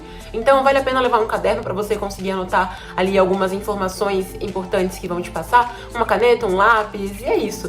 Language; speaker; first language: Portuguese; native; Portuguese